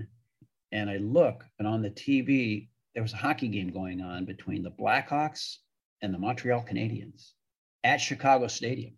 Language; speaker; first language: English; native; English